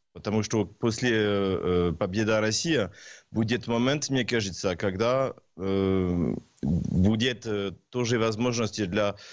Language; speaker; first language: Russian; non-native, learner; French